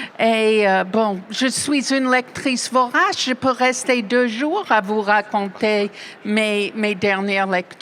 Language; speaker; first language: French; non-native, fluent; English